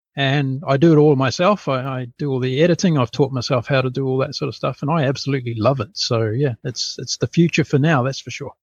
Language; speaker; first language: English; native; English